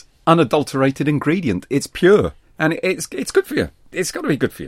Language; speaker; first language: English; native; English